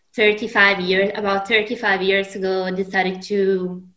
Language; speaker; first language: English; non-native, fluent; Italian